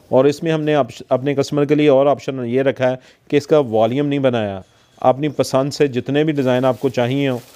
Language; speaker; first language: Urdu; non-native, local second language; Punjabi